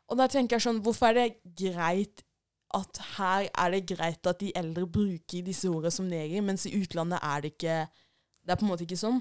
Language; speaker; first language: Norwegian; early bilingual, other home language; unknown